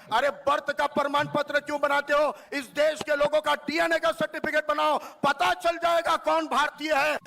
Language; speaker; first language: Hindi; non-native, local second language; Marathi